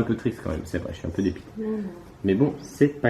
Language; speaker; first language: French; native; French